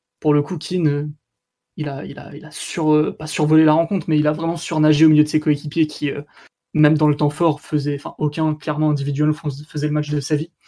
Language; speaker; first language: French; native; French